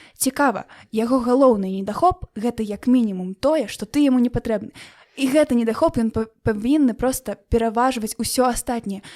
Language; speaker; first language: Belarusian; non-native, local second language; Russian